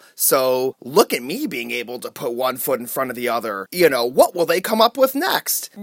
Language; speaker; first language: English; native; English